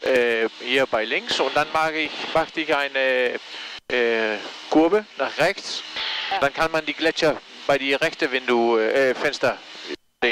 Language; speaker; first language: German; non-native, learner; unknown